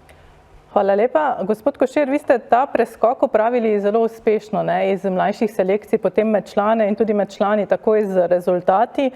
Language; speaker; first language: Slovenian; native; Slovenian